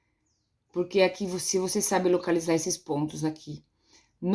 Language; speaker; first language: Portuguese; native; Portuguese